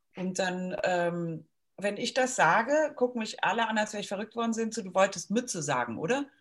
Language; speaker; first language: German; native; German